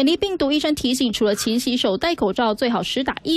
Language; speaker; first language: Chinese; native; Chinese